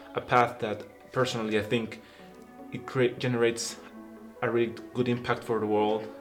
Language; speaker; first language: English; non-native, fluent; Spanish